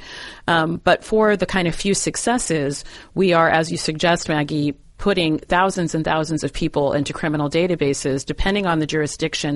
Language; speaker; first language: English; native; English